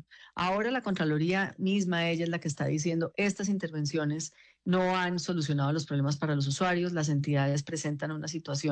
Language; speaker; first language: Spanish; native; Spanish